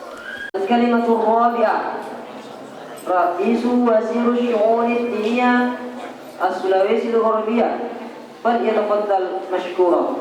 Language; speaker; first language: Arabic; non-native, learner; Indonesian